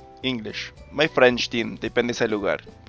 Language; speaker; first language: Filipino; non-native, fluent; English